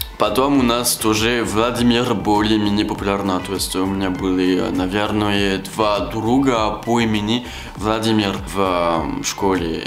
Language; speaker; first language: Russian; non-native, fluent; French